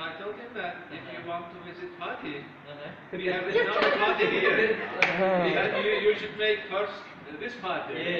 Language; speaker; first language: English; non-native, fluent; Turkish